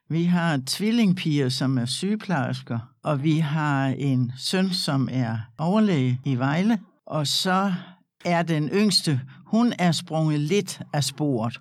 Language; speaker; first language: Danish; native; Danish